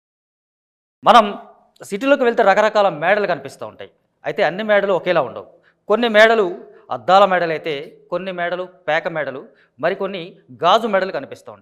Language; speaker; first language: Telugu; native; Telugu